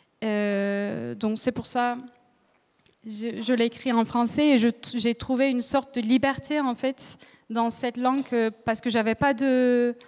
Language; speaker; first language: French; non-native, fluent; Turkish